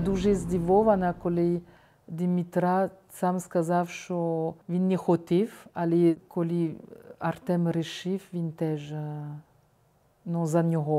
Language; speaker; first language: Ukrainian; non-native, fluent; French